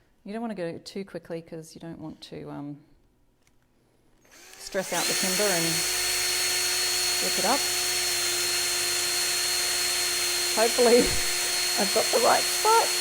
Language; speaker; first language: English; native; English